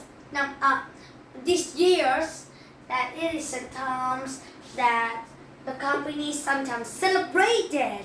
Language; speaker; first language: English; non-native, learner; Vietnamese